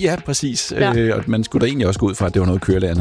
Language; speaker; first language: Danish; native; Danish